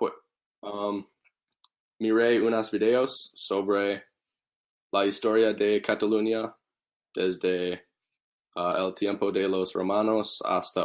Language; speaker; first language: Spanish; non-native, learner; English